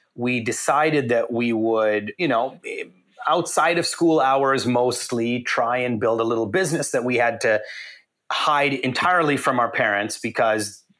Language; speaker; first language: English; native; English